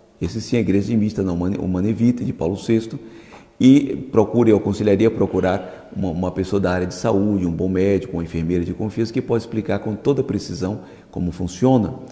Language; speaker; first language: Portuguese; native; Portuguese